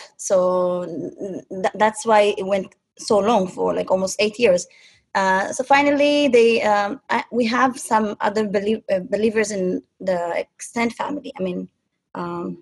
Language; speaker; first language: English; non-native, fluent; Hebrew